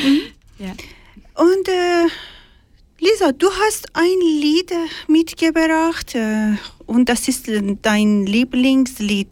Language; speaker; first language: German; non-native, learner; Persian